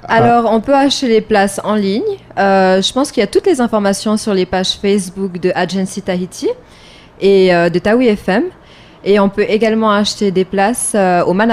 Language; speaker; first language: French; native; French